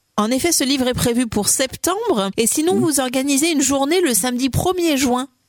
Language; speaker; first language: French; native; French